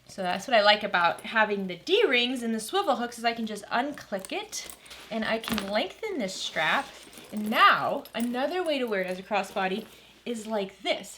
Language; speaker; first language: English; native; English